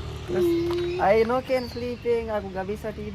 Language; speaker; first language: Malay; non-native, learner; Urdu